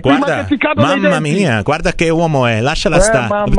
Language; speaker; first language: Italian; non-native, fluent; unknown